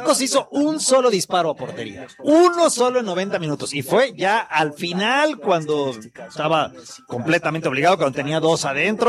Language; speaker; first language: Spanish; native; Spanish